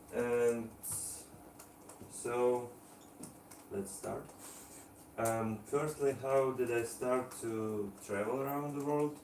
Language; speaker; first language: English; non-native, learner; Russian